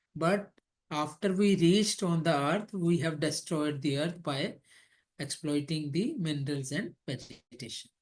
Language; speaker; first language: English; non-native, local second language; Hindi